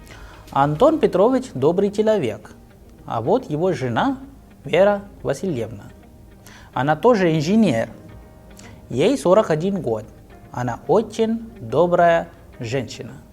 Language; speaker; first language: Russian; non-native, fluent; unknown